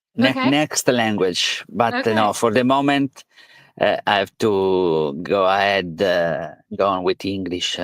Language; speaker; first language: English; non-native, learner; Italian